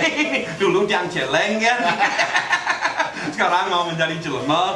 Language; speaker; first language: Indonesian; non-native, fluent; Spanish